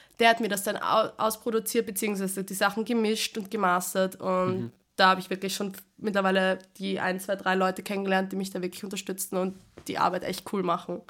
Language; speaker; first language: German; native; German